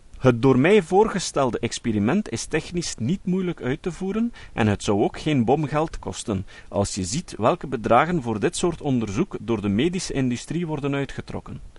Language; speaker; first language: Dutch; native; Dutch